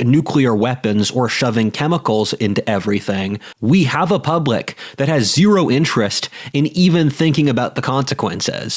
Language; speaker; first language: English; native; English